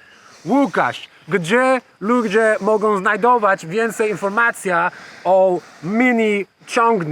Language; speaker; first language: Polish; non-native, learner; English